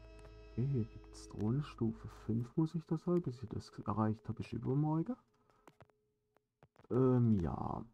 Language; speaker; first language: German; native; German